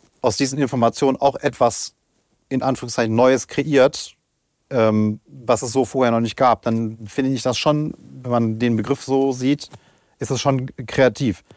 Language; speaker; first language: German; native; German